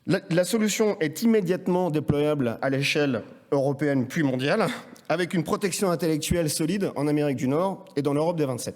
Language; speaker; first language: French; native; French